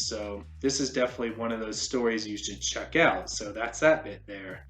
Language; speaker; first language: English; native; English